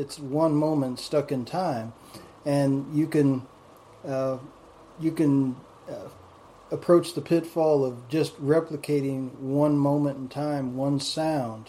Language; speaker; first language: English; native; English